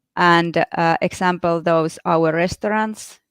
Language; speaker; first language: English; non-native, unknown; Finnish